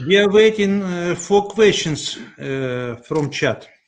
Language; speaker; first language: English; non-native, learner; Russian